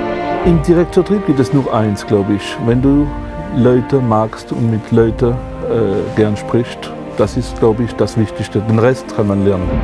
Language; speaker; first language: German; non-native, fluent; French